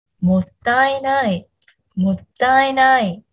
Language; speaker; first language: Japanese; non-native, learner; Vietnamese